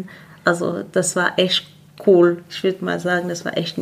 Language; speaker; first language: German; non-native, fluent; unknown